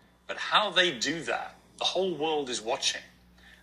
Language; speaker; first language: English; native; English